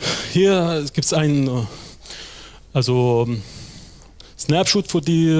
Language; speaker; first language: German; non-native, fluent; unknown